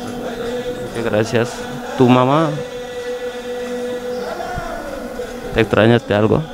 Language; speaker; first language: Spanish; non-native, learner; Wolof